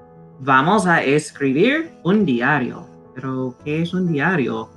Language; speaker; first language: Spanish; non-native, fluent; English